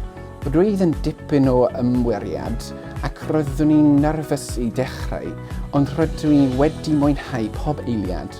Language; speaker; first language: Welsh; non-native, learner; English